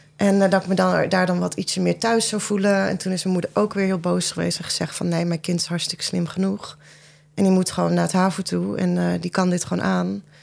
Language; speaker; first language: Dutch; early bilingual, other home language; Persian